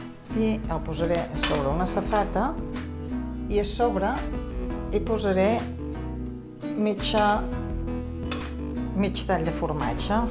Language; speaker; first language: Catalan; native; Catalan